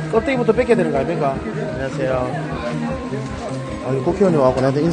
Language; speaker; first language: Korean; native; Korean